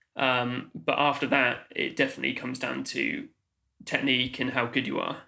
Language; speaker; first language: English; native; English